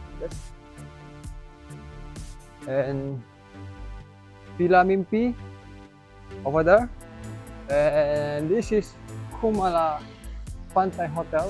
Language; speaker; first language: English; non-native, learner; Indonesian